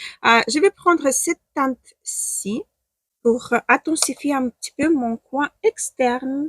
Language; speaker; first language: French; non-native, fluent; Ukrainian